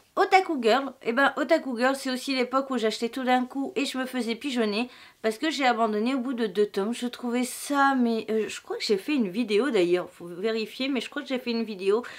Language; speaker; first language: French; native; French